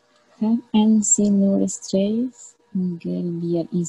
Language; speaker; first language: German; non-native, learner; Spanish